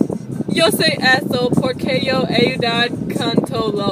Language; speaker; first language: Spanish; non-native, learner; English